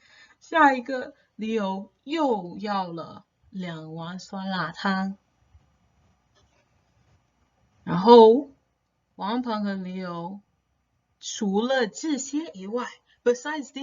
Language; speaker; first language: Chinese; non-native, fluent; English